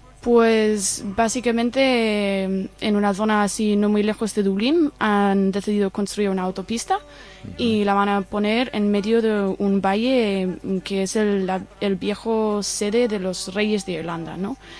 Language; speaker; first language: Spanish; non-native, fluent; English